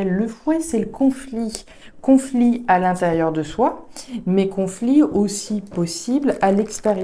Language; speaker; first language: French; native; French